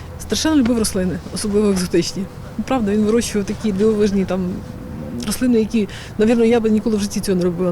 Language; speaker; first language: Ukrainian; native; Ukrainian